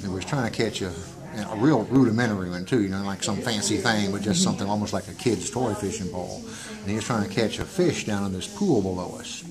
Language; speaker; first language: English; native; English